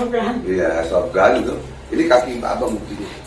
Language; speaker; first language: Indonesian; native; Indonesian